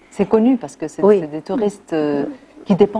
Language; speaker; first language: French; non-native, local second language; Arabic